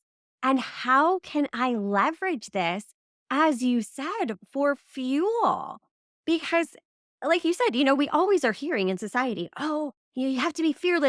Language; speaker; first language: English; native; English